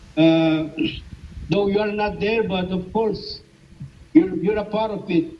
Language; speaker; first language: English; non-native, fluent; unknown